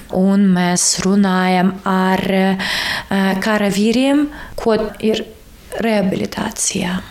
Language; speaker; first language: Latvian; non-native, learner; Ukrainian